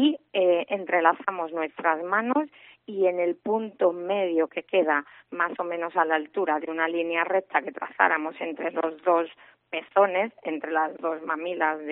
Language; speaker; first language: Spanish; native; Spanish